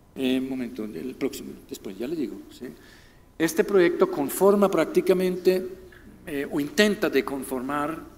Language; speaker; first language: Spanish; non-native, fluent; German